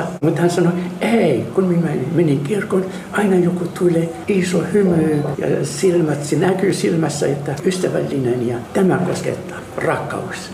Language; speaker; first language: Finnish; non-native, fluent; Arabic